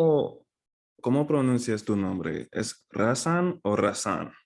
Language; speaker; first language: Spanish; non-native, fluent; English